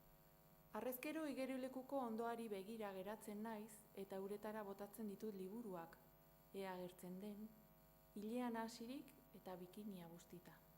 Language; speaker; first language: Basque; native; Basque